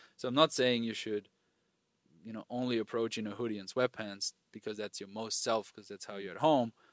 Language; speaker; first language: English; non-native, fluent; German